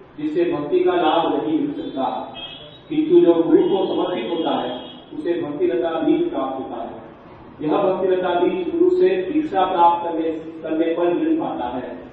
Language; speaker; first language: Hindi; native; Hindi